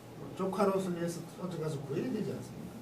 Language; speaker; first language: Korean; native; Korean